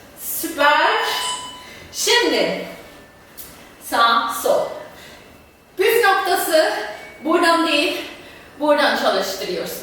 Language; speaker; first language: Turkish; non-native, fluent; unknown